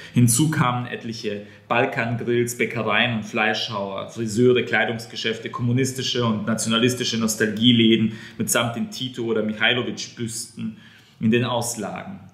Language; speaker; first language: German; non-native, fluent; Serbian